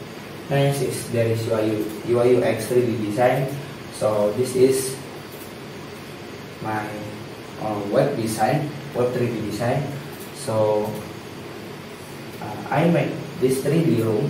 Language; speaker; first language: English; non-native, learner; Indonesian